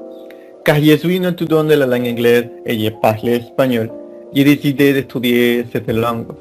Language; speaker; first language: French; non-native, learner; Spanish